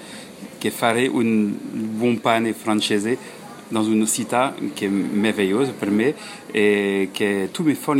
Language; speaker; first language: Italian; non-native, learner; French